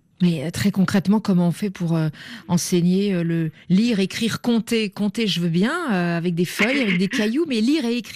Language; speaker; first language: French; native; French